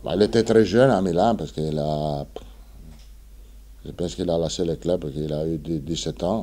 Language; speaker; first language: French; non-native, fluent; Italian